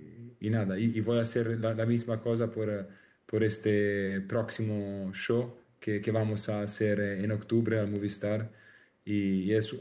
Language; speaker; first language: Spanish; non-native, learner; Italian